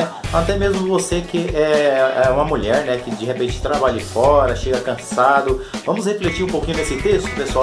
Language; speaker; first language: Portuguese; native; Portuguese